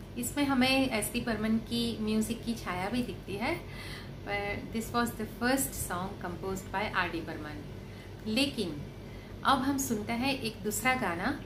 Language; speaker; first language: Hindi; non-native, local second language; Gujarati